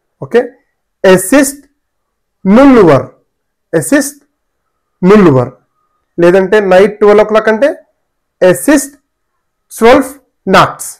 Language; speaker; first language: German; non-native, fluent; Telugu